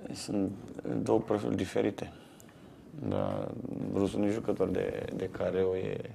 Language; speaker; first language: Romanian; native; Romanian